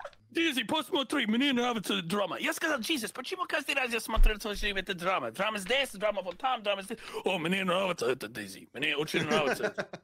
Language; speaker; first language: Russian; non-native, learner; English